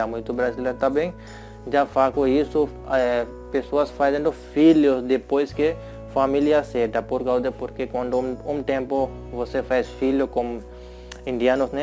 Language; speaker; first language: Portuguese; non-native, learner; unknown